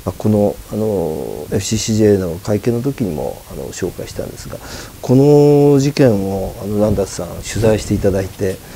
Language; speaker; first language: Japanese; native; Japanese